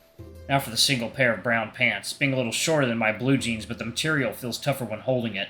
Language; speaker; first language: English; native; English